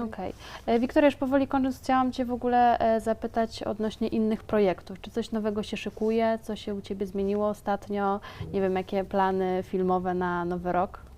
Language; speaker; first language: Polish; native; Polish